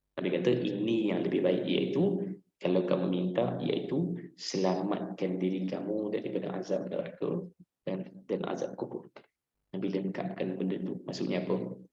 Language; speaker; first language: Malay; native; Malay